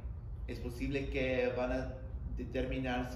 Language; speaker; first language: Spanish; non-native, learner; English